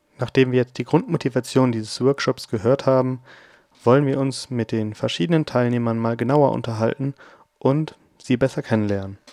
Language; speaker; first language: German; native; German